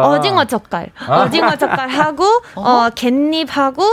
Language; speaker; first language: Korean; non-native, fluent; Spanish